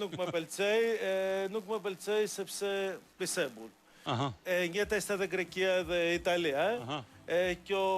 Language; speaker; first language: Albanian; non-native, learner; Greek